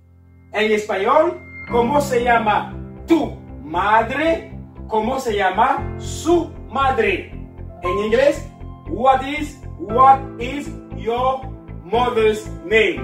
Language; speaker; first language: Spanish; non-native, fluent; Haitian Creole